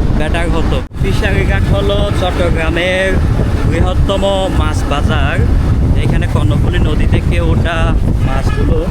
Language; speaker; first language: Bangla; native; Bangla